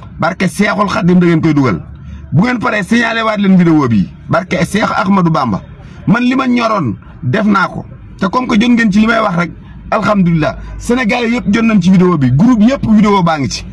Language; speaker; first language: Wolof; native; Wolof